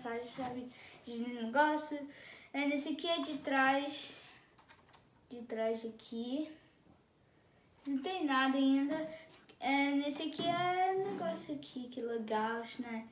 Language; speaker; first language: Portuguese; early bilingual, heritage; Portuguese